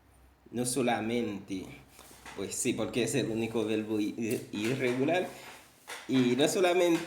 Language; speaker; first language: Spanish; non-native, fluent; Haitian Creole